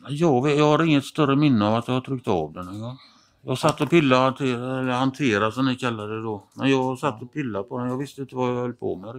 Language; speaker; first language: Swedish; native; Swedish